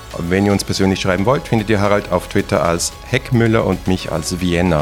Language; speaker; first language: German; native; German